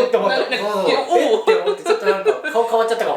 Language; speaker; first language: Japanese; native; Japanese